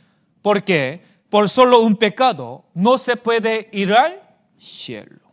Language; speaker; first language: Spanish; non-native, fluent; Korean